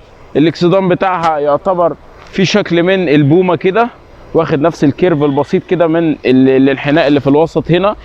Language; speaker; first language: Arabic; native; Arabic